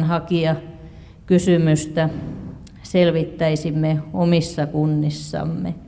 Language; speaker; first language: Finnish; native; Finnish